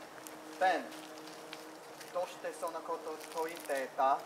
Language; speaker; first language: Japanese; non-native, learner; English